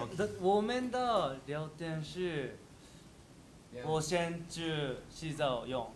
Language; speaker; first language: Chinese; non-native, learner; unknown